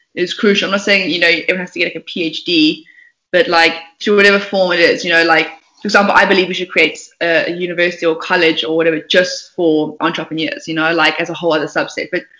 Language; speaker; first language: English; native; English